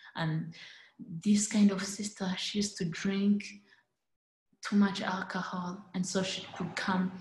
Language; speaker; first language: English; non-native, local second language; Kinyarwanda